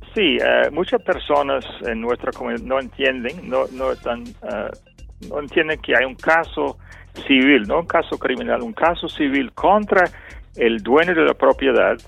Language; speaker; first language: Spanish; non-native, fluent; English